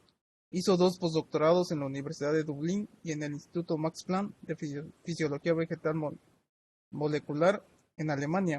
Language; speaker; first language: Spanish; native; Spanish